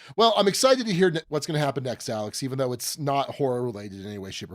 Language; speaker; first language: English; native; English